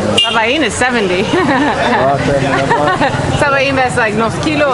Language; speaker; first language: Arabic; non-native, learner; English